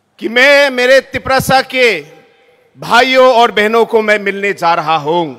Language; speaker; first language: Hindi; non-native, local second language; Garo